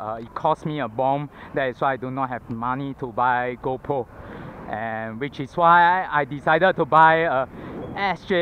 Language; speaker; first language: English; non-native, local second language; Chinese